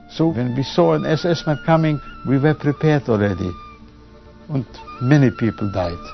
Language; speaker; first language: English; non-native, fluent; Polish